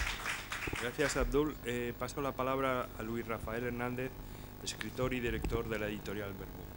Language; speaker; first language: Spanish; native; Spanish